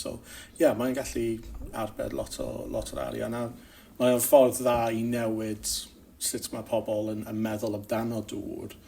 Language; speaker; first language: Welsh; non-native, local second language; English